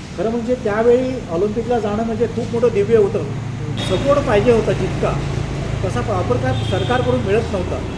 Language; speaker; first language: Marathi; native; Marathi